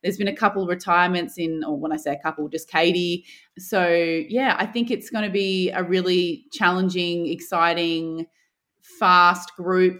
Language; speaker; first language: English; native; English